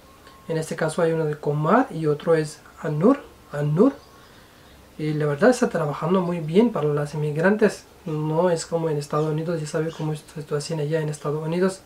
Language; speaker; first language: Spanish; non-native, fluent; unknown